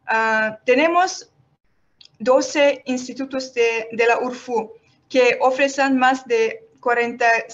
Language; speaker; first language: Spanish; non-native, learner; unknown